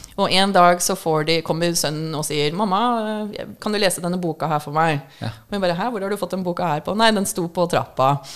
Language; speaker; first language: Norwegian; early bilingual, other home language; English